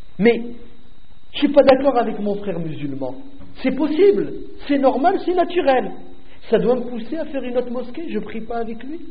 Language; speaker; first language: French; native; French